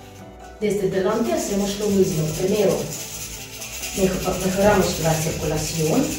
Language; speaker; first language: Spanish; non-native, fluent; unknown